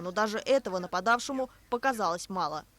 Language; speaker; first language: Russian; native; Russian